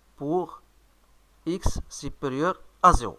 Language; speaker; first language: French; non-native, local second language; Arabic